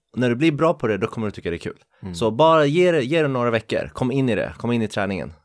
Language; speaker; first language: Swedish; early bilingual, other home language; Kurdish